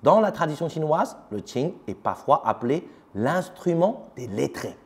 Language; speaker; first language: French; native; French